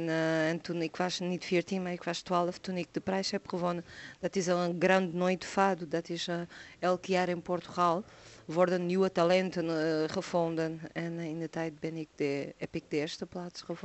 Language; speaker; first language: Dutch; non-native, fluent; Portuguese